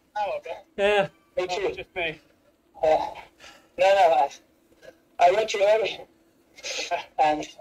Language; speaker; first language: English; non-native, learner; German